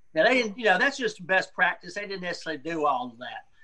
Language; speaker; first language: English; native; English